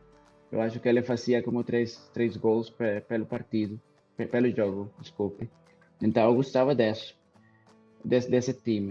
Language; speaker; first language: Portuguese; non-native, fluent; Spanish